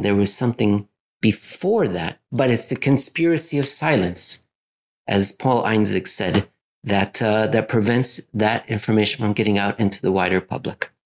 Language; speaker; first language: English; native; English